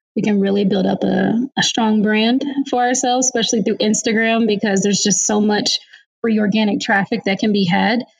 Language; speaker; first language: English; native; English